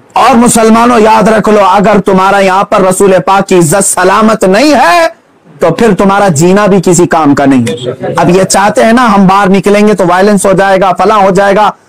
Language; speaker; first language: Hindi; native; Hindi